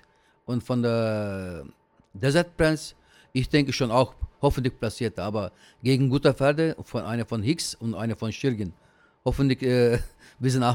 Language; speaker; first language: German; non-native, learner; Turkish